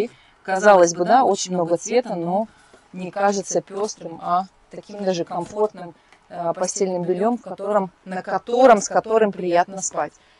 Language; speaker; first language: Russian; native; Russian